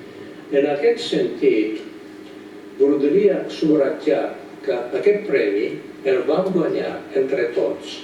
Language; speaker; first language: Catalan; non-native, fluent; Japanese